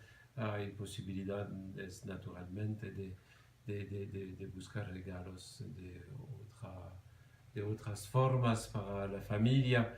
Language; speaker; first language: Spanish; non-native, fluent; French